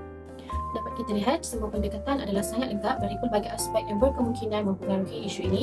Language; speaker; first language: Malay; native; Malay